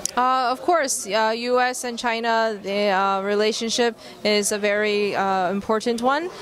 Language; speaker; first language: English; early bilingual, other home language; Chinese